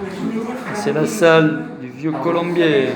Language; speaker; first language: French; native; French